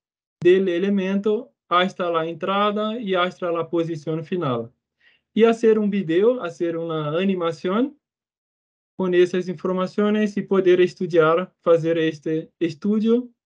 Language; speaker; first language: Spanish; non-native, fluent; Portuguese